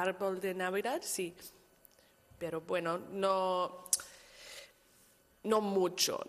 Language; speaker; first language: Spanish; non-native, learner; English